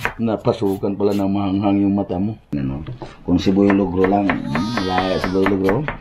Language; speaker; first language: Filipino; non-native, local second language; Cebuano